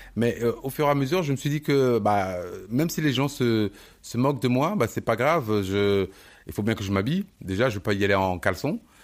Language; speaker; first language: French; early bilingual, other home language; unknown